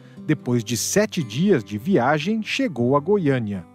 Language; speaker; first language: Portuguese; native; Portuguese